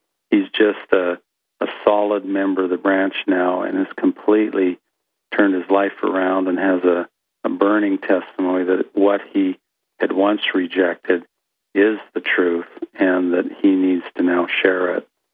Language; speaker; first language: English; native; English